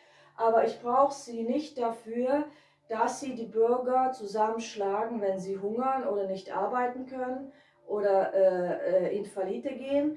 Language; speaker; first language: German; non-native, fluent; Hungarian